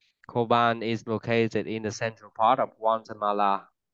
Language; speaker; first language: English; non-native, fluent; Vietnamese